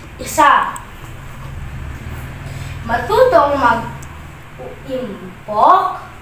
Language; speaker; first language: Filipino; native; Filipino